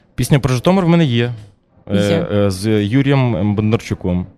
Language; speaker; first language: Ukrainian; native; Ukrainian